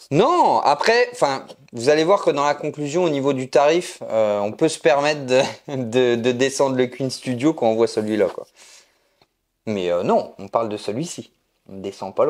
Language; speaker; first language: French; native; French